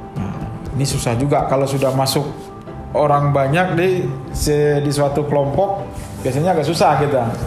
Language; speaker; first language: Indonesian; non-native, local second language; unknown